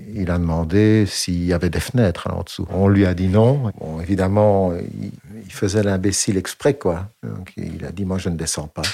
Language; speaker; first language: French; native; French